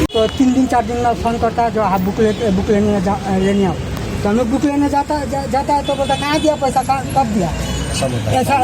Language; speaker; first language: Hindi; non-native, local second language; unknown